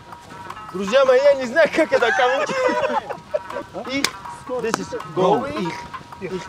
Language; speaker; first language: Russian; non-native, local second language; Tajik